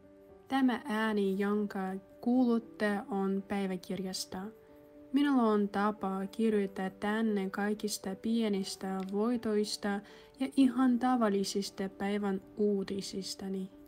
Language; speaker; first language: Finnish; non-native, learner; Russian